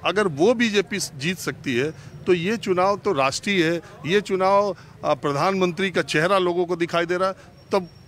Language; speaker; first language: Hindi; native; Hindi